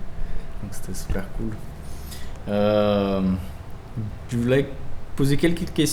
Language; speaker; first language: French; non-native, fluent; Portuguese